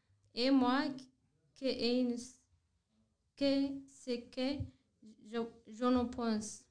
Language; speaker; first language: French; non-native, learner; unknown